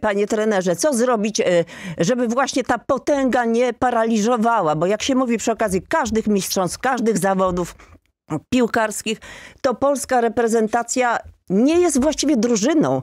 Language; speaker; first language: Polish; native; Polish